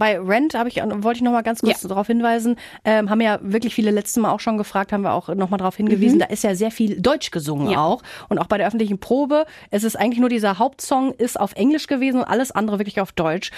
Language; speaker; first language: German; native; German